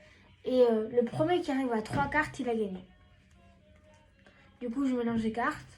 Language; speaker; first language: French; native; French